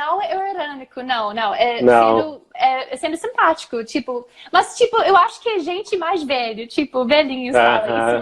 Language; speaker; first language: Portuguese; non-native, fluent; English